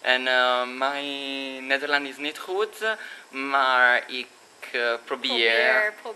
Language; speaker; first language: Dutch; non-native, learner; Italian